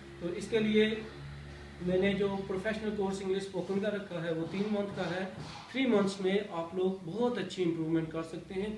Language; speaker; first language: Urdu; non-native, local second language; Punjabi